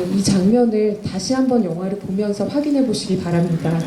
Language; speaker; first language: Korean; native; Korean